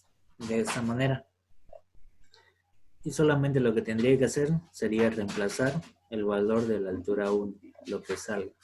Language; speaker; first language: Spanish; native; Spanish